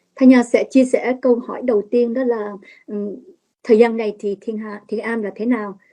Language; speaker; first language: Vietnamese; early bilingual, heritage; Vietnamese